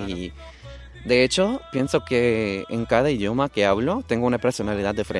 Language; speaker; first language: Spanish; non-native, fluent; English